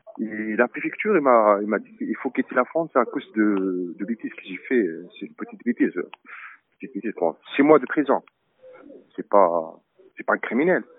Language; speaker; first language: French; non-native, learner; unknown